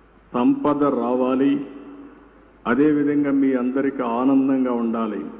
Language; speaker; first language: Telugu; native; Telugu